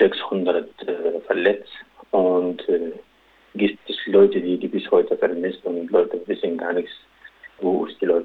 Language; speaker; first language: German; non-native, local second language; Arabic